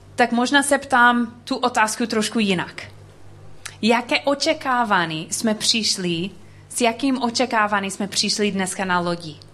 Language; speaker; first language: Czech; non-native, learner; English